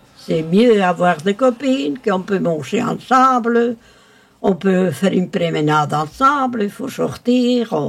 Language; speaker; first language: French; non-native, local second language; Spanish